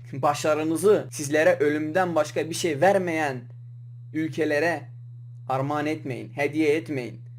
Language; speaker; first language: Turkish; non-native, local second language; Kurdish